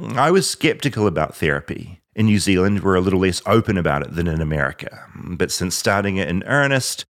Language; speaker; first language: English; native; English